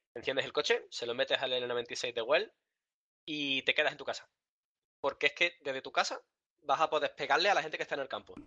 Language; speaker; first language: Spanish; early bilingual, other home language; Russian